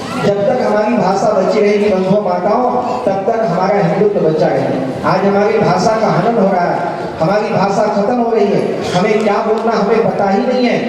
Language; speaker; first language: Hindi; non-native, local second language; Chhattisgarhi